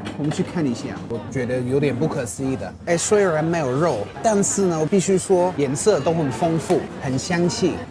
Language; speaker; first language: Chinese; non-native, fluent; English